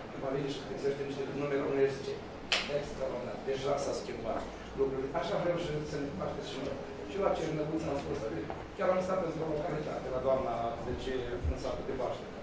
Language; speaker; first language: Romanian; native; Romanian